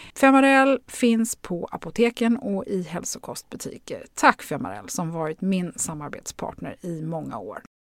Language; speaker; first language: Swedish; native; Swedish